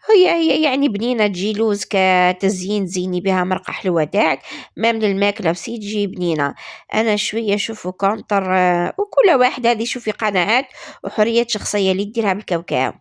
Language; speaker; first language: Arabic; native; Arabic